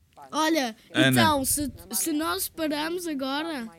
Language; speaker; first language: Portuguese; non-native, fluent; Bosnian